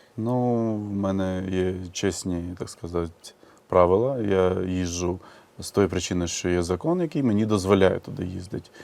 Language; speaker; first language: Ukrainian; native; Ukrainian